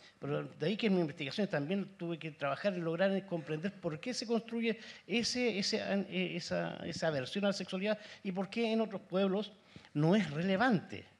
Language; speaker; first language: Spanish; native; Spanish